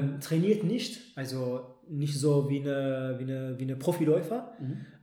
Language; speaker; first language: German; non-native, fluent; Amharic